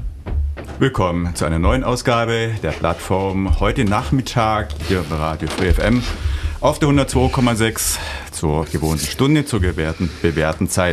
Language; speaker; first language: German; native; German